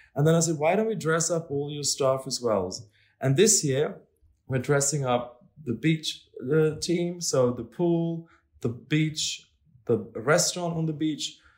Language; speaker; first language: English; non-native, fluent; Swedish